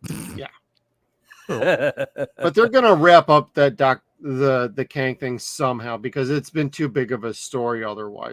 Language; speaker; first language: English; native; English